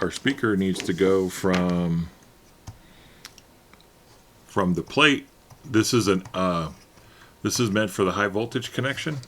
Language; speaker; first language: English; native; English